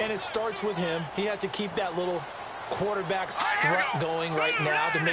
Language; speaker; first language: English; native; English